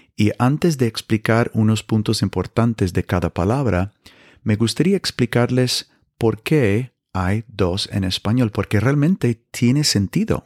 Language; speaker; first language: Spanish; non-native, fluent; English